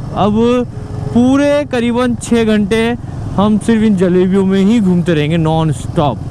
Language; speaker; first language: Hindi; native; Hindi